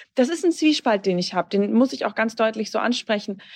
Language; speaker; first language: German; native; German